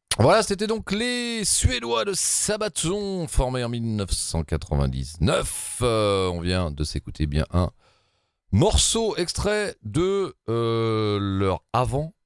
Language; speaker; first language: French; native; French